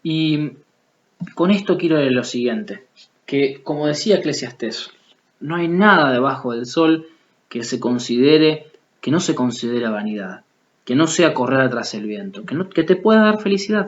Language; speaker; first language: Spanish; native; Spanish